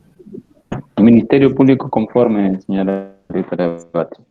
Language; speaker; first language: Spanish; native; Spanish